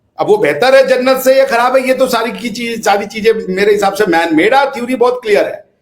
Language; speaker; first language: Hindi; native; Hindi